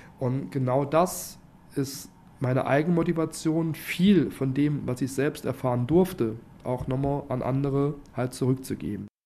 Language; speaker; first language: German; native; German